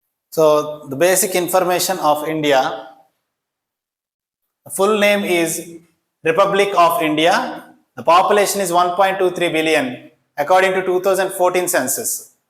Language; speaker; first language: English; non-native, local second language; Telugu